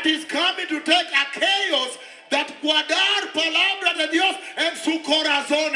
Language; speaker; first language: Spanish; non-native, learner; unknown